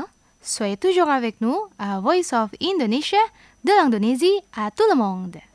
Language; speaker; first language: French; non-native, fluent; Indonesian